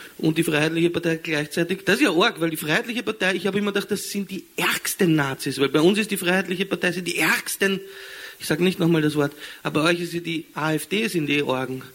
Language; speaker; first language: German; native; German